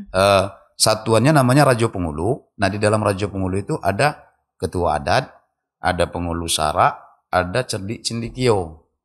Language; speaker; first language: Indonesian; non-native, local second language; Malay